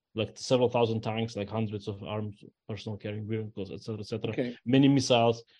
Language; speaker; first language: English; non-native, fluent; Ukrainian